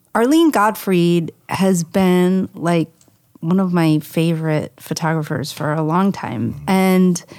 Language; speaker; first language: English; native; English